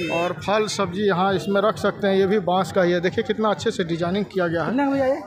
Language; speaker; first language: Hindi; native; Hindi